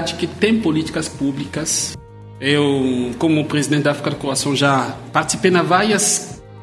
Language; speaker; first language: Portuguese; non-native, fluent; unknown